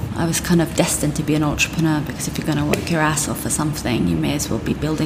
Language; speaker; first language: English; native; English